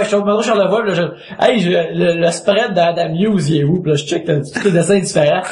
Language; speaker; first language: French; native; French